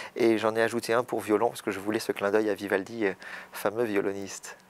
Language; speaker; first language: French; native; French